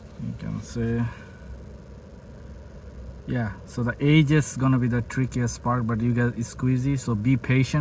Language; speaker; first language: English; non-native, fluent; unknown